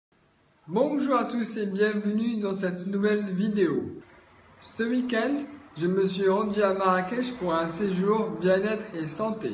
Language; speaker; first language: French; non-native, local second language; Arabic